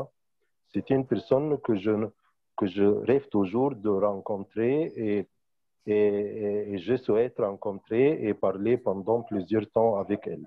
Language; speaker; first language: French; non-native, fluent; Arabic